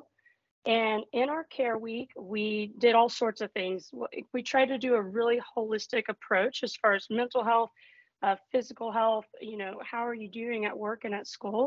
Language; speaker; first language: English; native; English